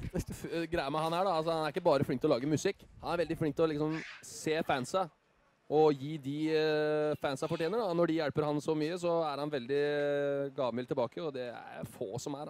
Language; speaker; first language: Norwegian; native; Norwegian